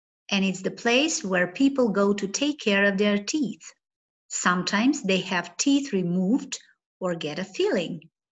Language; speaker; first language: English; non-native, fluent; Macedonian